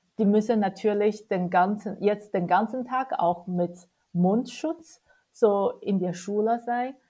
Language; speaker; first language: German; non-native, fluent; Chinese